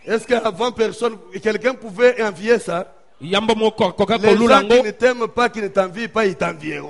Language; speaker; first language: French; non-native, local second language; Lingala